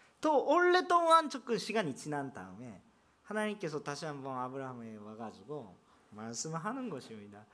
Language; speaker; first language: Korean; non-native, fluent; Japanese